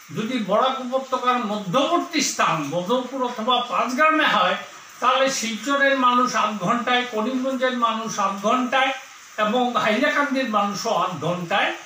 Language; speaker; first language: Bangla; native; Bangla